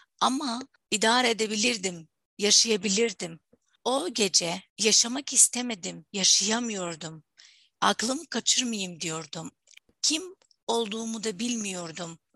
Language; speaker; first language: Turkish; non-native, fluent; Arabic